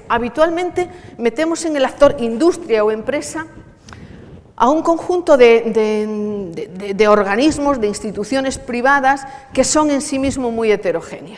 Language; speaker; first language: Spanish; native; Spanish